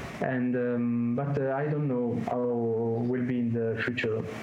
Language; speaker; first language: English; non-native, learner; Italian